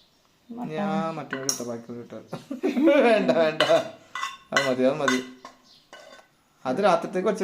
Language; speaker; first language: Malayalam; native; Malayalam